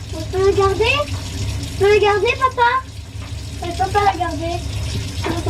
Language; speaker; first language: French; native; French